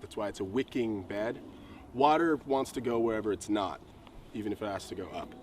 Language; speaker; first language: English; native; English